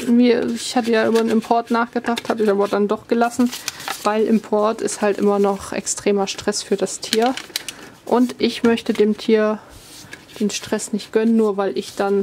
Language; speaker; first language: German; native; German